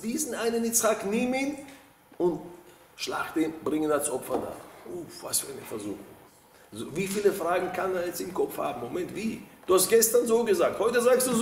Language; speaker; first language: German; non-native, fluent; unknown